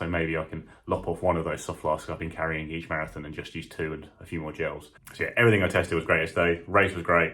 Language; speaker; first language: English; native; English